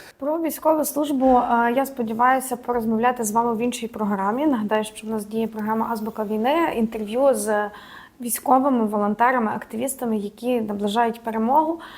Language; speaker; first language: Ukrainian; native; Ukrainian